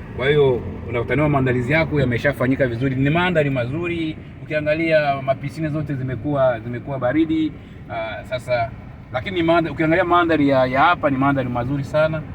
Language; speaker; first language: Swahili; native; Swahili